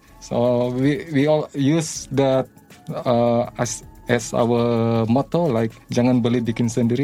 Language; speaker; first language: English; non-native, learner; Malay